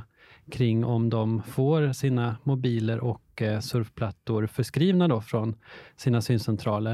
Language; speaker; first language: Swedish; native; Swedish